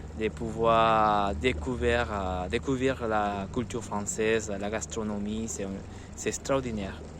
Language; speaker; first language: French; non-native, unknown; Spanish